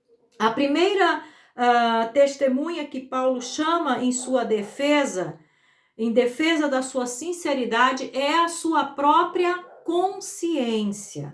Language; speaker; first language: Portuguese; native; Portuguese